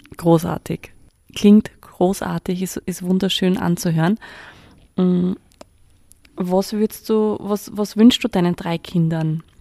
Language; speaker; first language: German; native; German